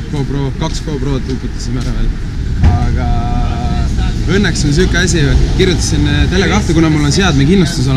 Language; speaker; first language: Estonian; native; Estonian